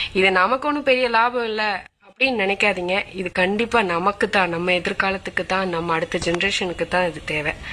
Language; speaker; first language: Tamil; non-native, local second language; Malayalam